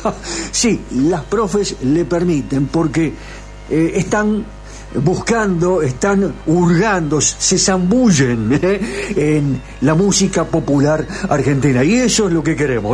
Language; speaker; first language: Spanish; native; Spanish